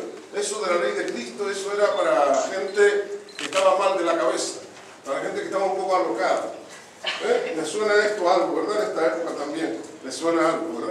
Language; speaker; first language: Spanish; native; Spanish